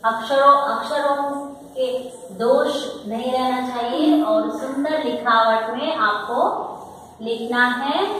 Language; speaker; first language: Hindi; non-native, local second language; Telugu